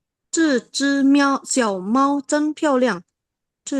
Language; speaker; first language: Chinese; non-native, learner; Indonesian